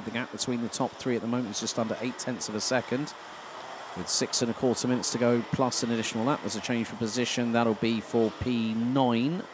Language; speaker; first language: English; non-native, fluent; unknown